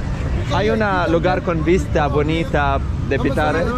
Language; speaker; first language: Spanish; non-native, learner; Arabic